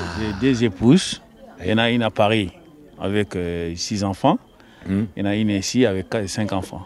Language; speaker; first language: French; non-native, local second language; Soninke